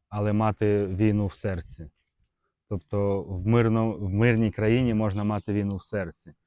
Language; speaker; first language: Ukrainian; non-native, local second language; Russian